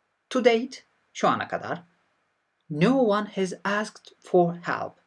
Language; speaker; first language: English; non-native, fluent; Turkish